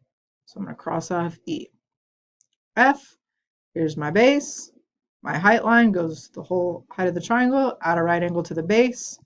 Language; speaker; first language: English; native; English